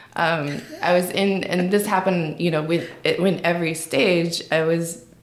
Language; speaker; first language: English; early bilingual, other home language; Korean